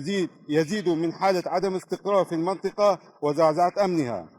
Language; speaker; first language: Arabic; non-native, local second language; Kurdish